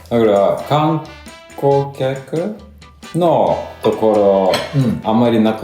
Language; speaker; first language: Japanese; non-native, fluent; Lithuanian